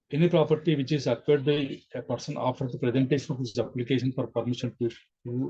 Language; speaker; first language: English; non-native, local second language; Telugu